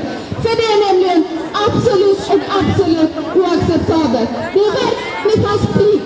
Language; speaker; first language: Swedish; non-native, fluent; Azerbaijani